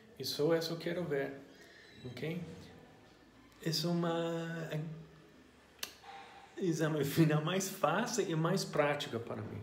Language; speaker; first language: Portuguese; non-native, learner; English